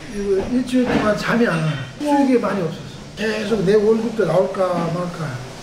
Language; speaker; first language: Korean; non-native, fluent; Nepali